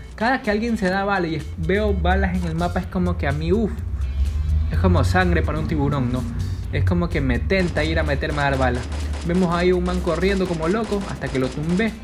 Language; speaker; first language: Spanish; native; Spanish